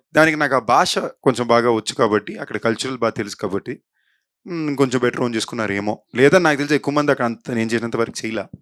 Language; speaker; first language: Telugu; native; Telugu